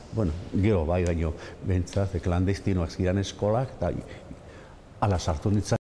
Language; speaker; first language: Basque; native; Basque